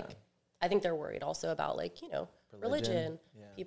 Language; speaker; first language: English; native; English